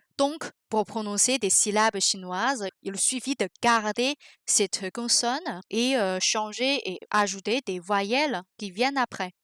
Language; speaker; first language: French; non-native, fluent; Chinese